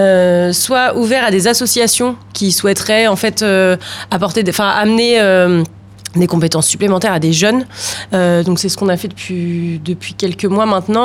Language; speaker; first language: French; native; French